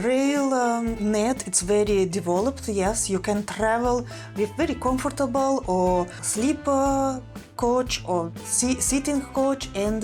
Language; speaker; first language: English; non-native, fluent; Russian